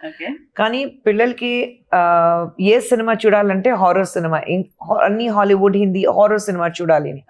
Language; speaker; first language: Telugu; non-native, local second language; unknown